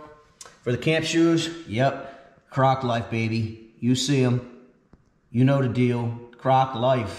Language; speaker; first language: English; native; English